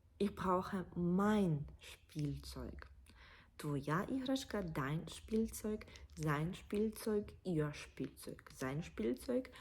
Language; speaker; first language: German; non-native, fluent; Ukrainian